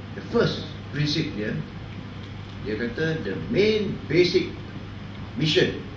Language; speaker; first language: English; non-native, local second language; Malay